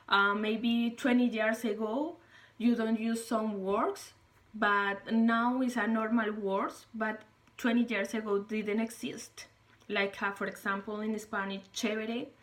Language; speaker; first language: English; non-native, learner; Spanish